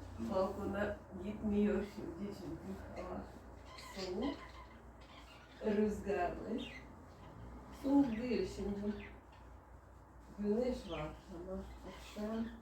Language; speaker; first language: Turkish; non-native, learner; Russian